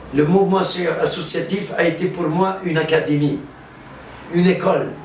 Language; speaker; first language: French; non-native, local second language; Arabic